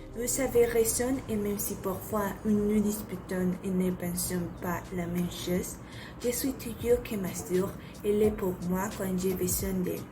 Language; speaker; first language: French; non-native, learner; Spanish